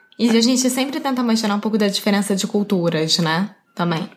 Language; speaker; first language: Portuguese; native; Portuguese